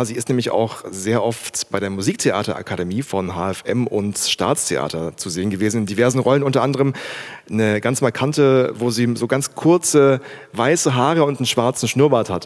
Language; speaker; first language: German; native; German